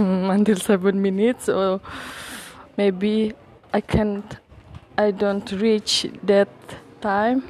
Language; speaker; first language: English; non-native, local second language; Malay